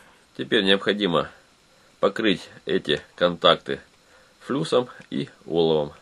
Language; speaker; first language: Russian; native; Russian